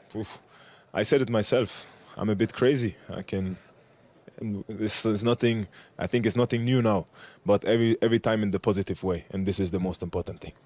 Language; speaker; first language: English; non-native, fluent; German